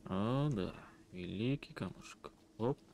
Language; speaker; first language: Russian; native; Russian